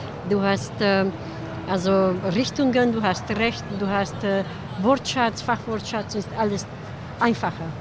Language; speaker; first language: German; non-native, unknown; Hungarian